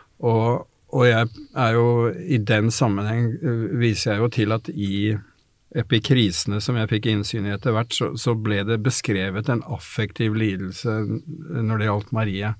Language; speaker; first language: Norwegian; native; Norwegian